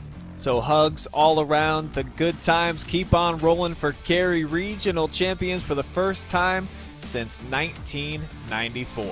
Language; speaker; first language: English; native; English